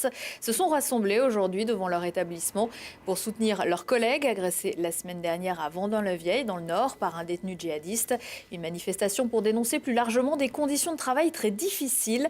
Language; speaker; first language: French; native; French